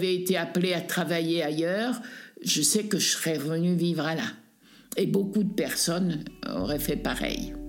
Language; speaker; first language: French; native; French